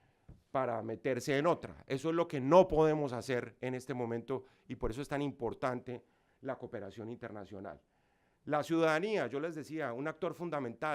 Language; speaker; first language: Spanish; native; Spanish